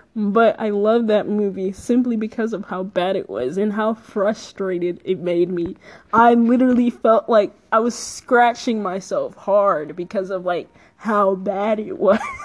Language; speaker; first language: English; native; English